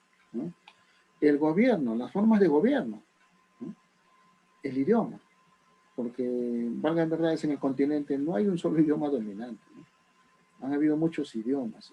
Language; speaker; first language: Spanish; native; Spanish